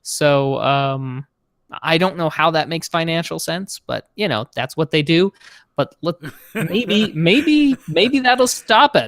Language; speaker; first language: English; native; English